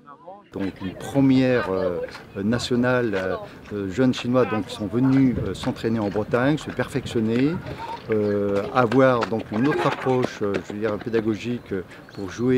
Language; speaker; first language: French; native; French